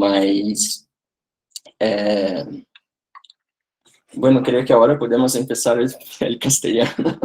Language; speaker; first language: Spanish; non-native, fluent; Portuguese